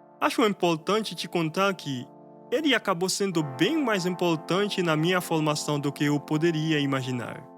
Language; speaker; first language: Portuguese; non-native, fluent; Haitian Creole